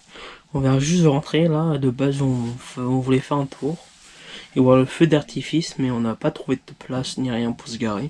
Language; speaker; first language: French; native; French